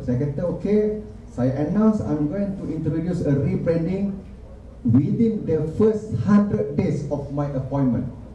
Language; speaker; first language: English; non-native, local second language; Malay